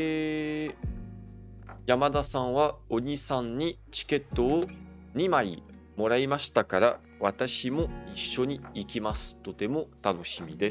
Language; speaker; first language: Japanese; non-native, learner; French